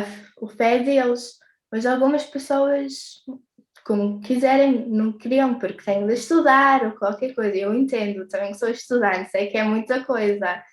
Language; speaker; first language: Portuguese; early bilingual, heritage; English